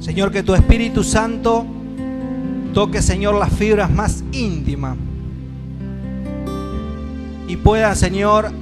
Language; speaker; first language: Spanish; native; Spanish